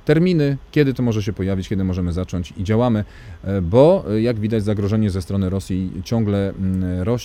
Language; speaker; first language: Polish; native; Polish